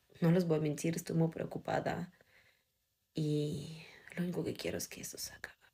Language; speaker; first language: Spanish; non-native, fluent; Russian